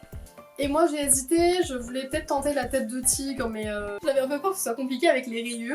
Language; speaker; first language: French; native; French